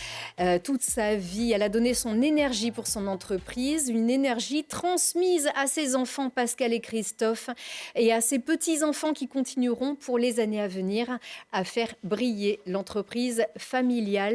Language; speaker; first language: French; native; French